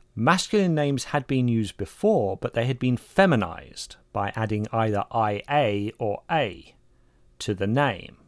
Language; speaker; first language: English; native; English